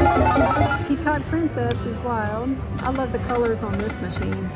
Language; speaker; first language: English; native; English